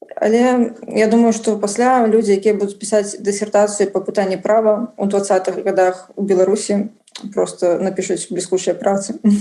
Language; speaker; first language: Belarusian; non-native, local second language; Russian